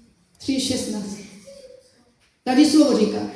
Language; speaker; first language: Czech; non-native, fluent; Korean